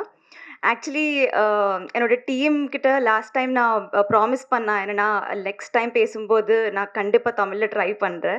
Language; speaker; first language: Tamil; non-native, learner; Telugu